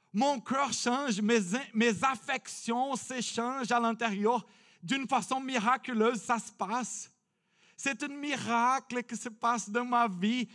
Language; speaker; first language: French; non-native, fluent; Portuguese